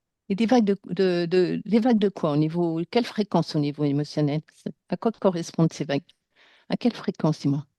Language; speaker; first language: French; native; French